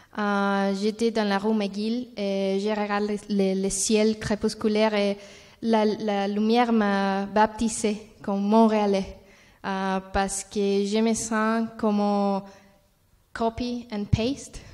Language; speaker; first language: French; non-native, learner; Spanish